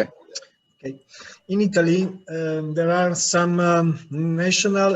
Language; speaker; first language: English; non-native, learner; Italian